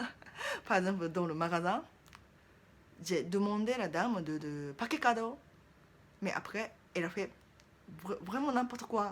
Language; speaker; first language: French; non-native, learner; Japanese